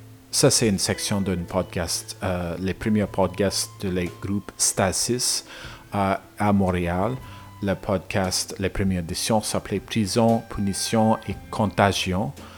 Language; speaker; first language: French; non-native, learner; English